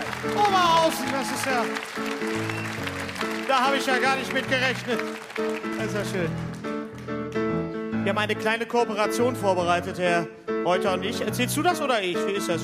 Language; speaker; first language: German; native; German